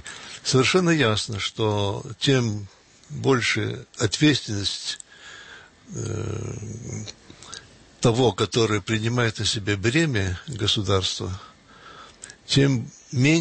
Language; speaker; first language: Russian; early bilingual, heritage; Russian